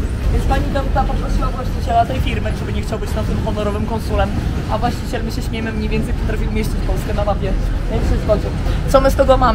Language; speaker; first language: Polish; native; Polish